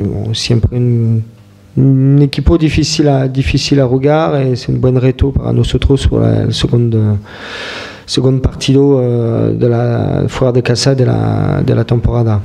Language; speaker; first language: Spanish; non-native, fluent; French